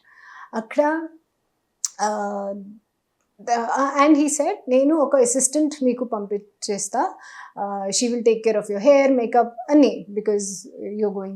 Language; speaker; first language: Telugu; non-native, learner; Hindi